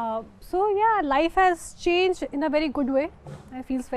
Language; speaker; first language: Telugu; non-native, fluent; Hindi